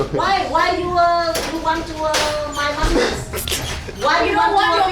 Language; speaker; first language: English; non-native, learner; Vietnamese